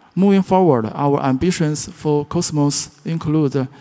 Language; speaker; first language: English; non-native, learner; Chinese